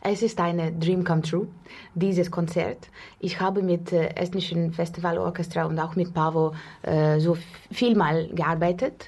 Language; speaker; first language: German; non-native, learner; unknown